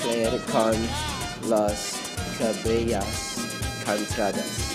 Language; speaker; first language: Spanish; non-native, learner; English